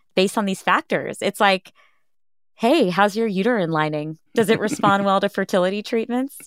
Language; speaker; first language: English; early bilingual, other home language; Hindi